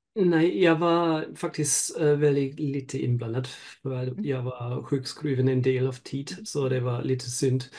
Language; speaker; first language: Swedish; non-native, fluent; German